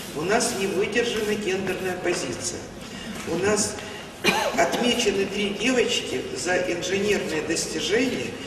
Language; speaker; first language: Russian; native; Russian